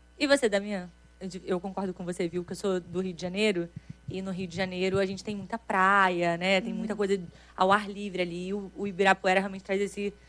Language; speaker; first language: Portuguese; native; Portuguese